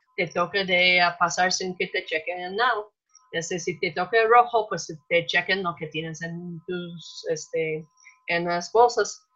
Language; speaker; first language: Spanish; non-native, fluent; English